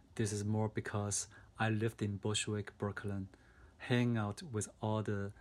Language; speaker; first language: English; non-native, fluent; Chinese